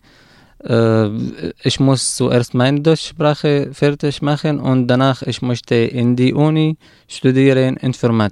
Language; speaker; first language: German; non-native, learner; Arabic